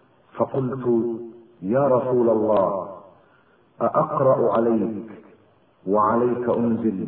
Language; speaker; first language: Arabic; native; Arabic